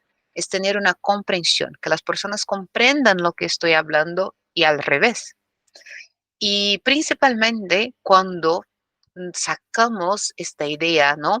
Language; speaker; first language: Spanish; non-native, fluent; Portuguese